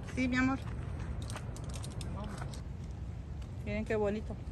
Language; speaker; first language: Spanish; native; Spanish